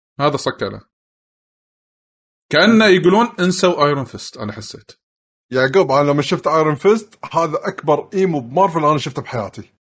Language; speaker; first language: Arabic; native; Arabic